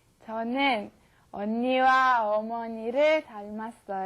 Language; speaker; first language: Korean; non-native, learner; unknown